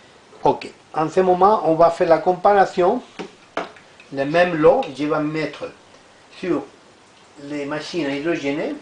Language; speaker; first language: French; non-native, learner; Italian